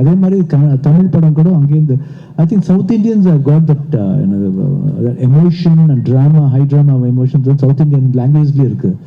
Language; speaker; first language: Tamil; non-native, local second language; Kannada